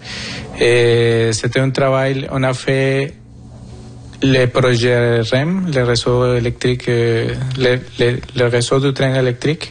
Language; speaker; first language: French; non-native, fluent; Spanish